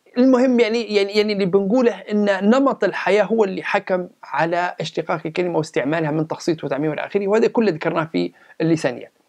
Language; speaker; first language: Arabic; native; Arabic